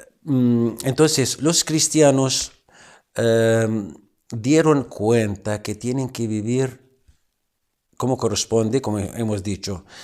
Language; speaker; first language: Spanish; non-native, fluent; Arabic